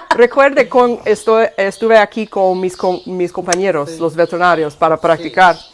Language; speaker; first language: Spanish; non-native, learner; English